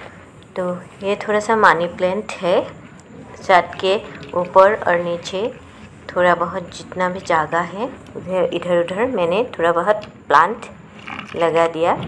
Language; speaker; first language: Hindi; non-native, local second language; Assamese